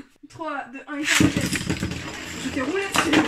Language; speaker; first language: French; native; French